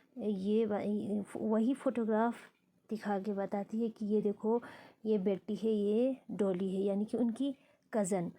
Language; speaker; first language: Hindi; non-native, local second language; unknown